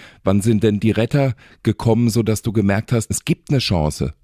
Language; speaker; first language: German; native; German